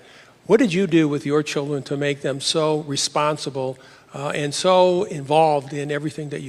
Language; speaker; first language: English; native; English